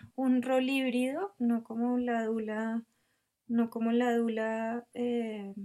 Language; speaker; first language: Spanish; native; Spanish